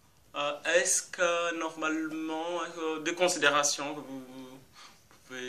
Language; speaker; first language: French; non-native, fluent; Portuguese